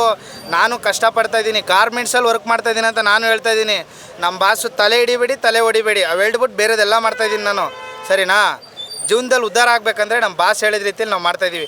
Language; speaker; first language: Kannada; native; Kannada